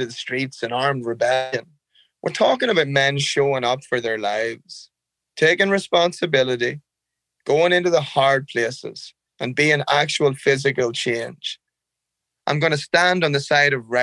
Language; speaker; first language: English; native; English